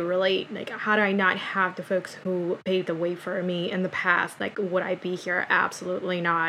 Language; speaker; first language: English; non-native, fluent; Japanese